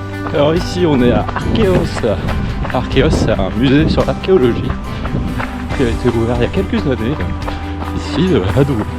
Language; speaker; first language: French; native; French